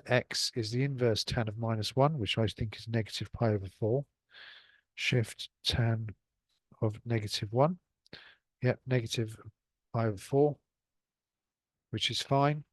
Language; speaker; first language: English; native; English